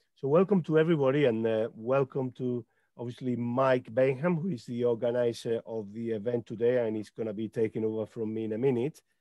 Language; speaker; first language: English; non-native, fluent; Spanish